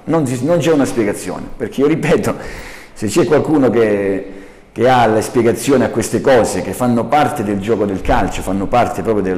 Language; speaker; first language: Italian; native; Italian